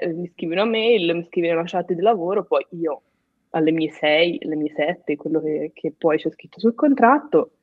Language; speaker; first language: Italian; native; Italian